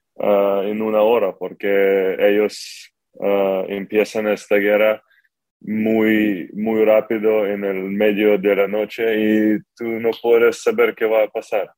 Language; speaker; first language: Spanish; non-native, learner; Ukrainian